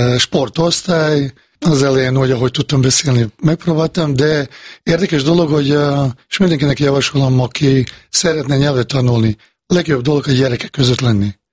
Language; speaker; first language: Hungarian; non-native, fluent; Bosnian